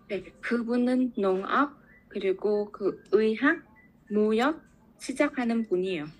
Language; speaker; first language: Korean; non-native, fluent; Vietnamese